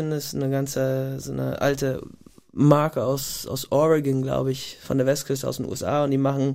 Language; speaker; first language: German; non-native, fluent; English